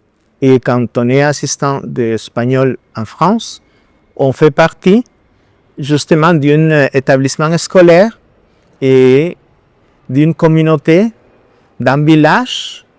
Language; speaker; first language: French; non-native, fluent; Spanish